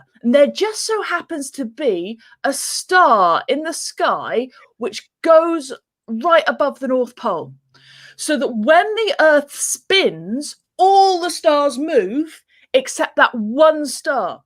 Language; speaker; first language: English; native; English